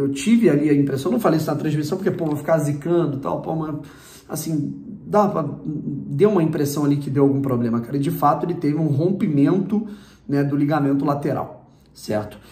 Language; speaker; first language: Portuguese; native; Portuguese